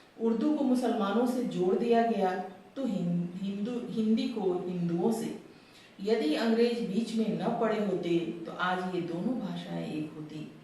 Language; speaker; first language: Hindi; native; Hindi